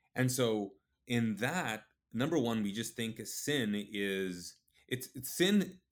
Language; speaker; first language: English; early bilingual, other home language; Urdu